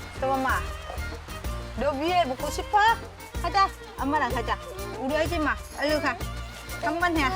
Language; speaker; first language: Korean; non-native, learner; Vietnamese